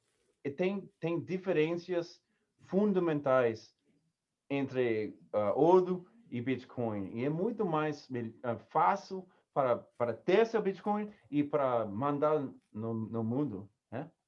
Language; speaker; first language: Portuguese; non-native, learner; English